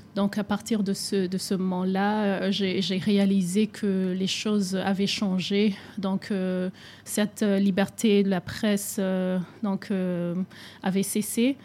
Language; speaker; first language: French; non-native, local second language; Rundi